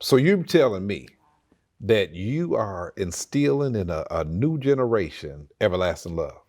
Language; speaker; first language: English; native; English